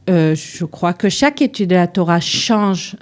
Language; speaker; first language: French; early bilingual, heritage; French